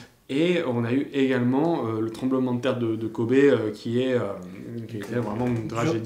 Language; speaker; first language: French; native; French